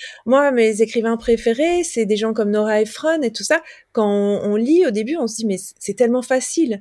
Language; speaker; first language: French; native; French